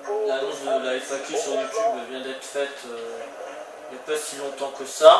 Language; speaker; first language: French; native; French